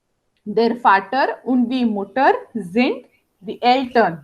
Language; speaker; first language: German; non-native, fluent; Hindi